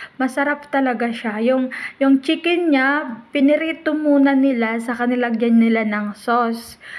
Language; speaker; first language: Filipino; native; Filipino